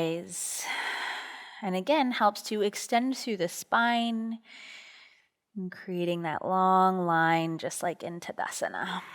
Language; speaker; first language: English; native; English